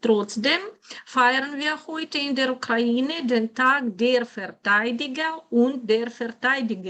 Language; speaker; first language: German; non-native, fluent; Ukrainian